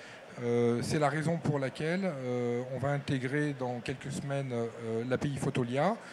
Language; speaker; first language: French; native; French